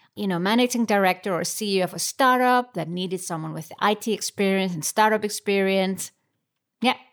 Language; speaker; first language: English; non-native, fluent; Icelandic